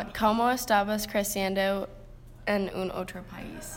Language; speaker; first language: Spanish; non-native, learner; English